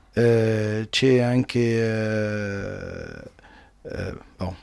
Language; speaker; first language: Italian; non-native, learner; Arabic